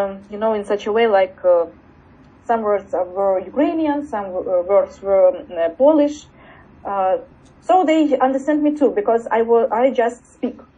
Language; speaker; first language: English; non-native, learner; Russian